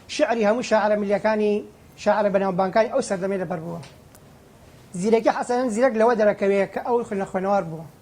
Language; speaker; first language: Central Kurdish; native; Central Kurdish